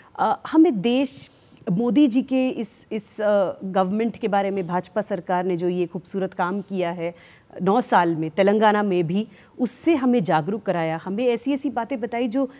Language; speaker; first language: Hindi; native; Hindi